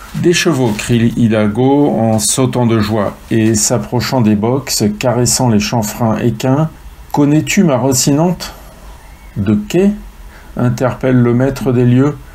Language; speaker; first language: French; native; French